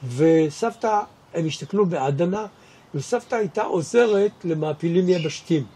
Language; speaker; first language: Hebrew; native; Hebrew